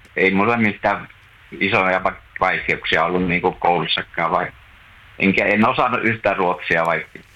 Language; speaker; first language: Finnish; native; Finnish